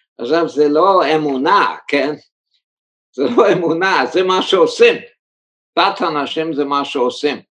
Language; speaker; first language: Hebrew; early bilingual, heritage; German